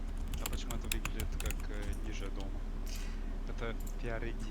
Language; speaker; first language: Russian; non-native, learner; English